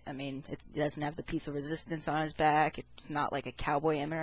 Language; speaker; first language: English; native; English